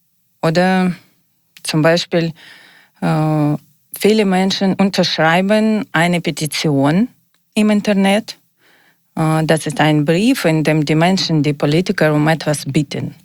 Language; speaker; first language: German; non-native, learner; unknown